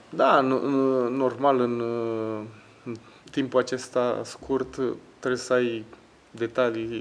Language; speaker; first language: Romanian; non-native, fluent; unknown